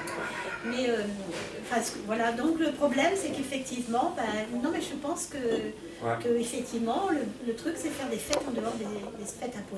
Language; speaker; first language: French; native; French